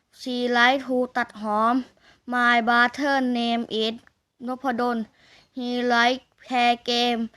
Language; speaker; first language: English; non-native, learner; Thai